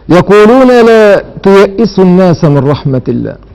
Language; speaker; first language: Arabic; native; Arabic